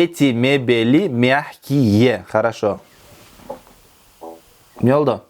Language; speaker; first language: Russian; non-native, local second language; Kyrgyz